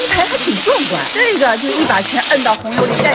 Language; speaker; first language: Chinese; native; Chinese